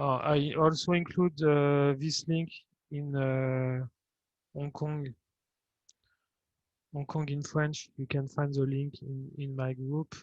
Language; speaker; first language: English; non-native, fluent; French